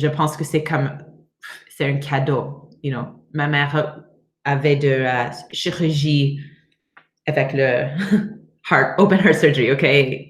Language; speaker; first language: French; non-native, learner; English